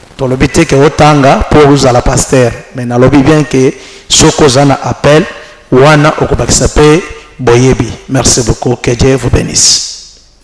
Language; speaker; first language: Lingala; non-native, local second language; Luba-Lulua